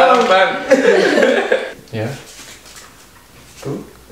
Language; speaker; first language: English; non-native, learner; Indonesian